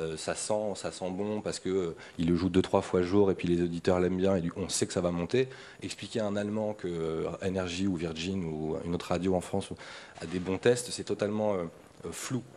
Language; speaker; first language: French; native; French